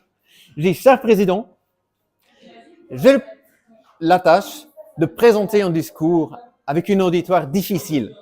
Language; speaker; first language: French; non-native, fluent; German